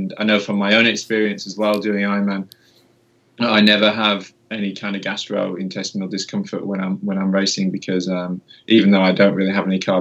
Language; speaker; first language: English; native; English